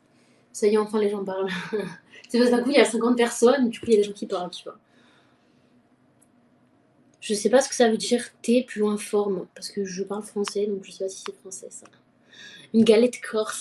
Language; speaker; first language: French; native; French